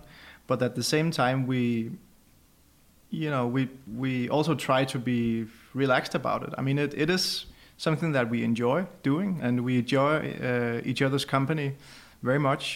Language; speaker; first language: English; non-native, fluent; Danish